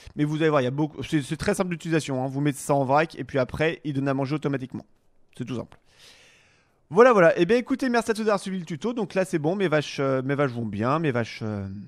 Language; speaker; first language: French; native; French